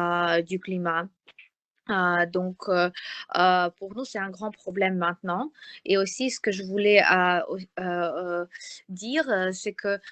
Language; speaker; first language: French; non-native, fluent; Ukrainian